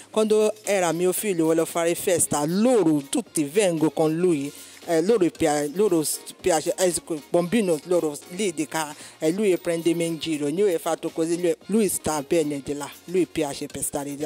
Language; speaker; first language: Italian; non-native, learner; Yoruba